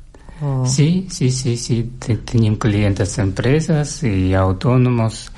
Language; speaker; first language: Catalan; non-native, learner; Russian